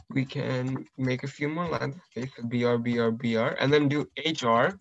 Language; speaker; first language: English; early bilingual, other home language; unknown